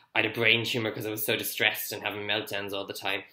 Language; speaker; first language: English; native; English